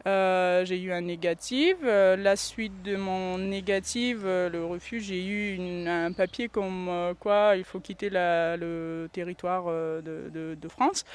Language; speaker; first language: French; non-native, fluent; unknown